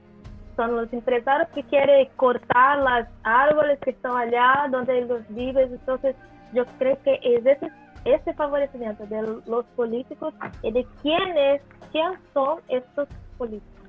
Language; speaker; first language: Spanish; non-native, learner; Portuguese